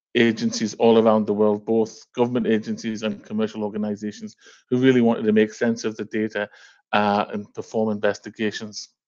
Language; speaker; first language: English; native; English